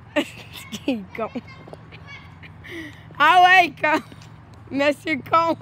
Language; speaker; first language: French; native; French